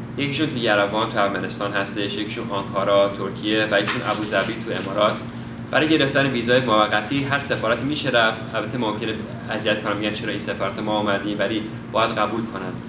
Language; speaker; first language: Persian; early bilingual, heritage; Persian